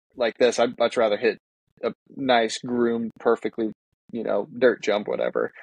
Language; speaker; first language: English; native; English